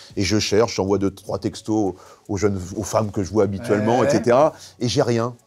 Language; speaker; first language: French; native; French